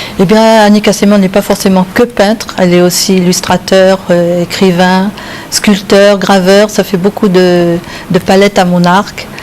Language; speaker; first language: French; native; French